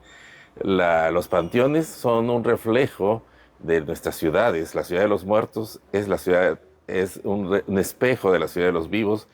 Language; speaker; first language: Spanish; native; Spanish